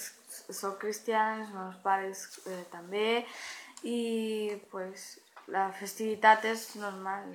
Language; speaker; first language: Catalan; non-native, learner; Romanian